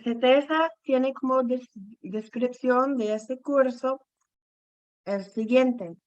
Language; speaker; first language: Spanish; non-native, fluent; English